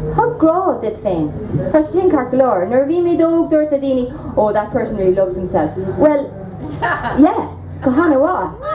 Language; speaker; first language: Irish; non-native, local second language; English